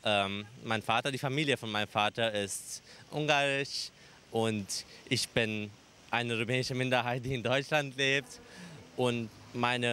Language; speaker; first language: German; early bilingual, other home language; Romanian